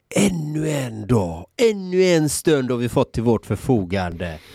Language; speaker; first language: Swedish; native; Swedish